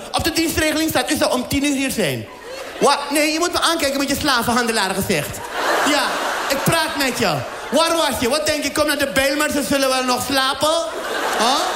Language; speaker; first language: Dutch; early bilingual, other home language; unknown